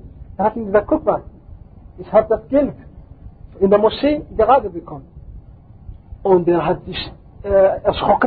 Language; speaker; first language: German; non-native, fluent; Arabic